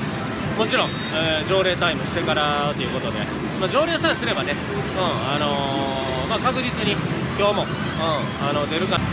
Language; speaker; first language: Japanese; native; Japanese